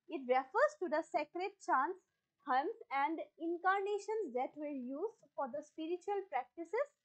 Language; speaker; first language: English; non-native, local second language; Assamese